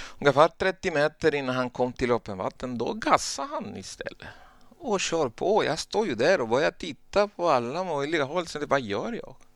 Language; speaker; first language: Swedish; non-native, fluent; Spanish